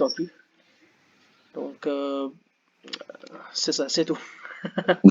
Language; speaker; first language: French; non-native, learner; Hindi